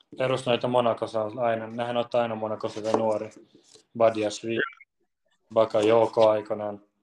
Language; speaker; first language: Finnish; early bilingual, other home language; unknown